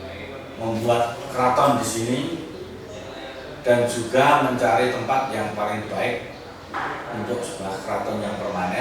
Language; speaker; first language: Indonesian; native; Indonesian